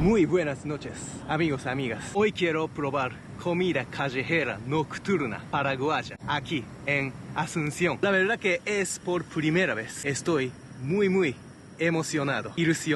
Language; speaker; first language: Spanish; non-native, fluent; Japanese